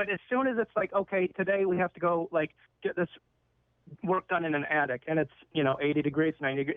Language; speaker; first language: English; native; English